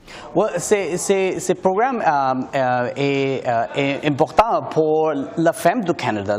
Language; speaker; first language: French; non-native, learner; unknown